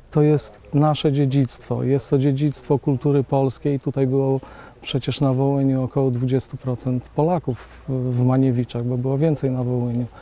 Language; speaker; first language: Polish; native; Polish